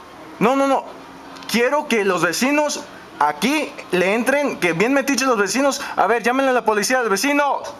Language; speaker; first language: Spanish; native; Spanish